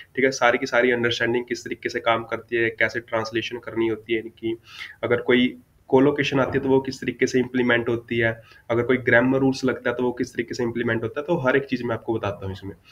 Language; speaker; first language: Hindi; non-native, local second language; Punjabi